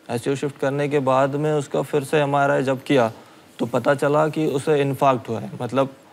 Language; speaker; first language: Hindi; non-native, local second language; Marathi